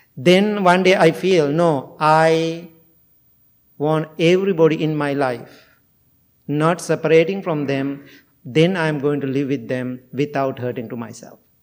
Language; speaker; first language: English; non-native, fluent; Sinhala